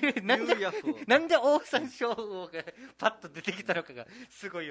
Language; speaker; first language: Japanese; native; Japanese